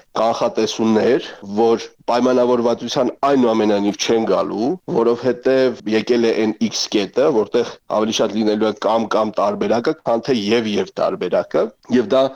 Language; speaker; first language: Armenian; native; Armenian